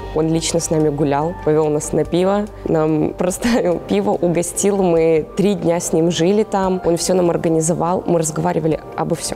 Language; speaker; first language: Russian; native; Russian